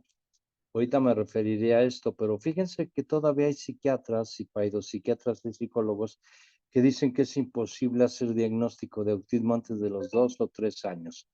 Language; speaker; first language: Spanish; native; Spanish